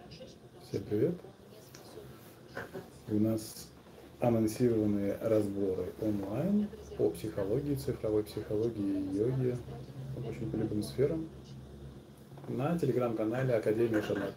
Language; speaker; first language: Russian; native; Russian